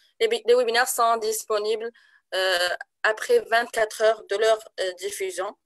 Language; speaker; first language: French; non-native, local second language; Arabic